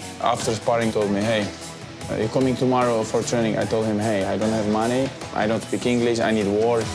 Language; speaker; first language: English; non-native, learner; Uzbek